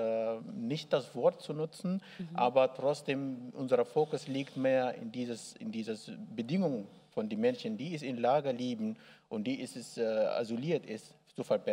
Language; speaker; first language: German; non-native, learner; Arabic